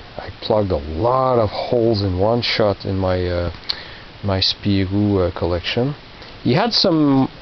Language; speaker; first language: English; non-native, local second language; French